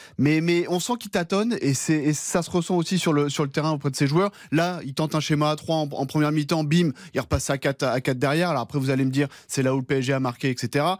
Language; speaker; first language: French; native; French